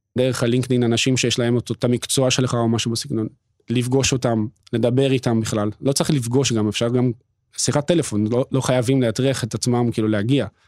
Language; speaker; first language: Hebrew; non-native, fluent; Portuguese